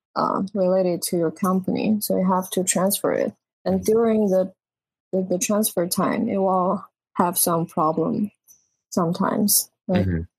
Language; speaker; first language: English; non-native, fluent; Chinese